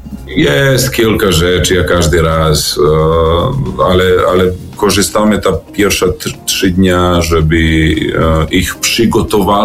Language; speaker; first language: Polish; non-native, learner; Serbian